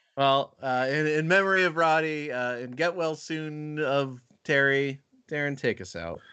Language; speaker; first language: English; native; English